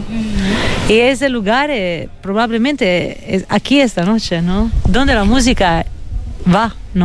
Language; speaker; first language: Spanish; non-native, fluent; Italian